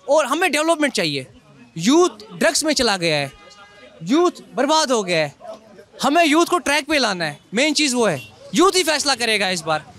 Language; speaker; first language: Hindi; native; Hindi